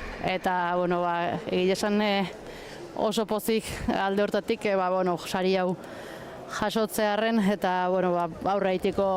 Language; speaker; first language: Basque; native; Basque